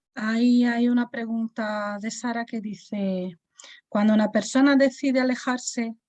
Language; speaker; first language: Spanish; native; Spanish